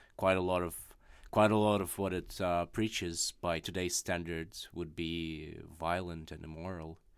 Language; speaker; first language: English; non-native, fluent; Russian